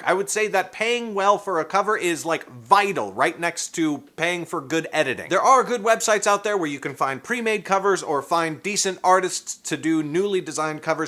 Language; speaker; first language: English; native; English